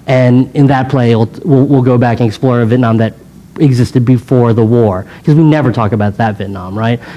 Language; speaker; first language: English; native; English